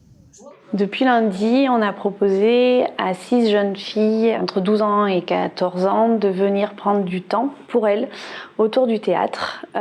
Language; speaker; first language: French; native; French